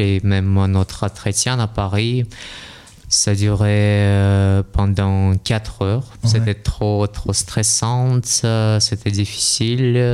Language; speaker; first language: French; non-native, learner; Russian